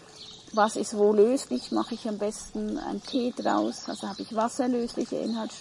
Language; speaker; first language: German; native; German